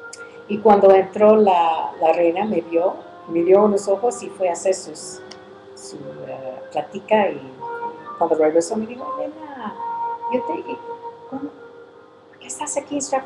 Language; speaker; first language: Spanish; early bilingual, heritage; English